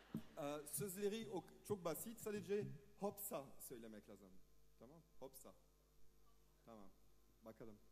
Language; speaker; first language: Turkish; non-native, fluent; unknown